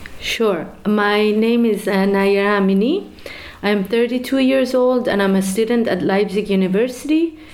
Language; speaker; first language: English; non-native, fluent; Persian